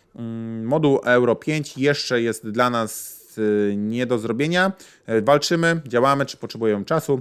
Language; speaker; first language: Polish; native; Polish